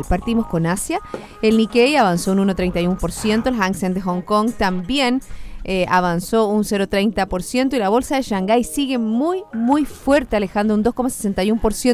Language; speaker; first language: Spanish; native; Spanish